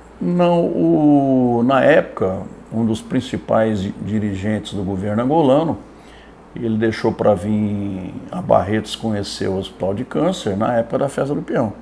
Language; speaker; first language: Portuguese; native; Portuguese